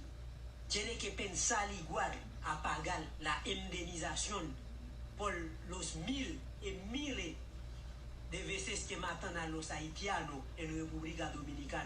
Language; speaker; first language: Spanish; non-native, learner; Haitian Creole